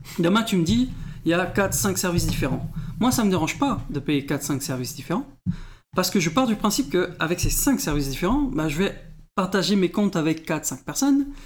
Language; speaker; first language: French; early bilingual, other home language; Portuguese